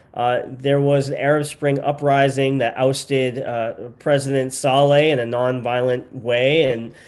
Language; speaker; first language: English; native; English